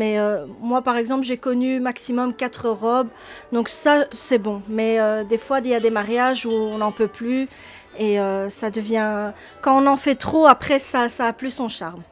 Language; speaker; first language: French; early bilingual, other home language; Arabic